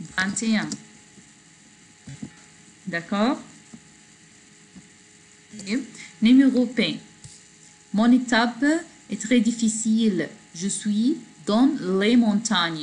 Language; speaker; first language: French; non-native, fluent; Arabic